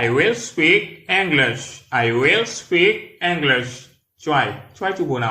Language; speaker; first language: English; non-native, learner; Haitian Creole